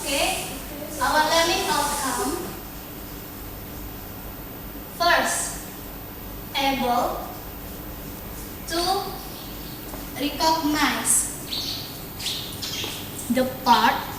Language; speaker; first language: English; non-native, learner; Indonesian